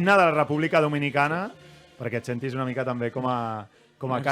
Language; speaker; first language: Catalan; native; Catalan